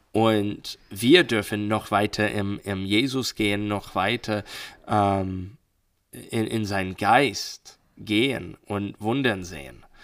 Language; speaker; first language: German; non-native, learner; English